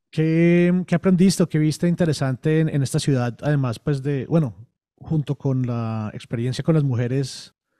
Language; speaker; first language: Spanish; native; Spanish